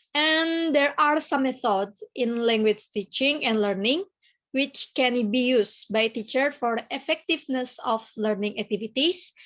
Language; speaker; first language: English; non-native, learner; Indonesian